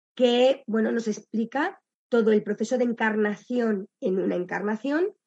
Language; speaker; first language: Spanish; native; Spanish